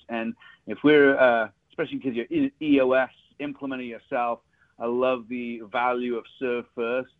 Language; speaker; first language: English; native; English